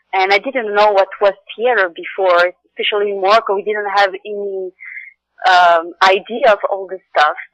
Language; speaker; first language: English; non-native, fluent; Arabic